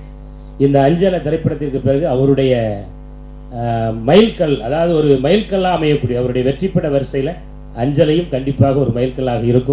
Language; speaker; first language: Tamil; native; Tamil